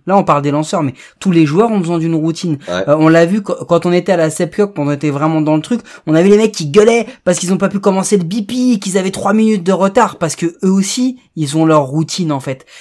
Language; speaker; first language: French; native; French